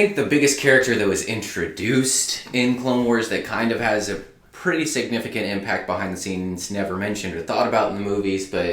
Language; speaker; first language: English; native; English